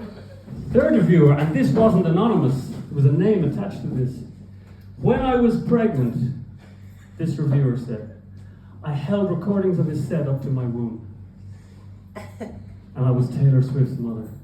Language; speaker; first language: English; native; English